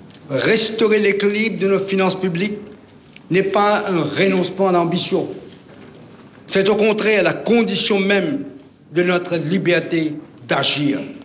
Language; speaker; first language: French; non-native, local second language; Morisyen